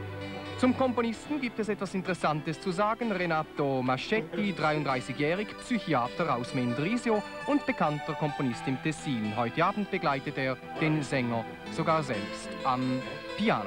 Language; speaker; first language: German; native; German